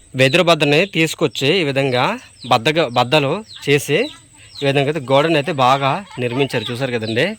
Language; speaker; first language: Telugu; native; Telugu